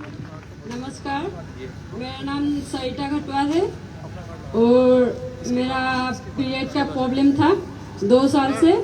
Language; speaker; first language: Hindi; non-native, local second language; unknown